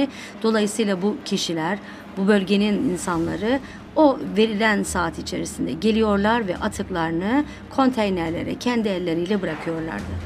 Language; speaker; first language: Turkish; native; Turkish